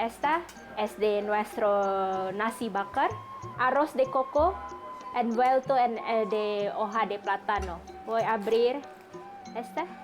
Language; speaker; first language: Spanish; non-native, learner; Indonesian